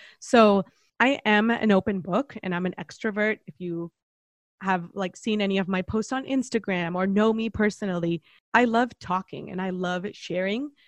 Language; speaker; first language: English; non-native, fluent; Spanish